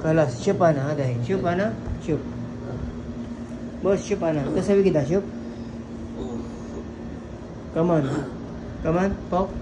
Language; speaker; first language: Arabic; non-native, learner; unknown